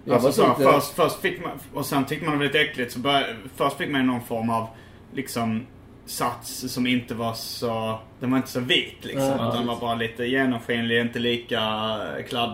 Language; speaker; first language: Swedish; native; Swedish